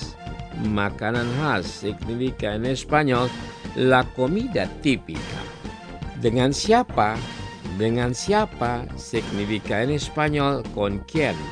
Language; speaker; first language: Spanish; non-native, fluent; Indonesian